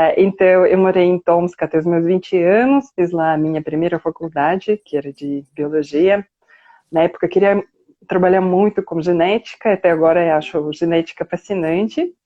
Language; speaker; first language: Portuguese; non-native, fluent; Russian